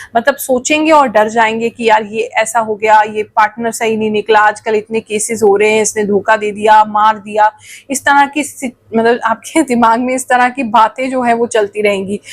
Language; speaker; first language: Hindi; native; Hindi